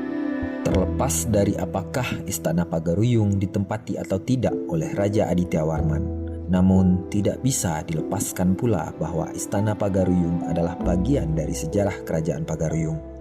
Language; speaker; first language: Malay; native; Malay